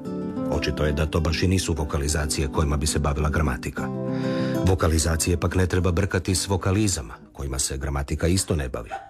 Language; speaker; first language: Serbian; native; Serbian